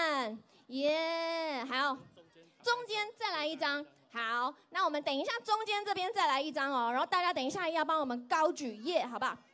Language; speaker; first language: Chinese; native; Chinese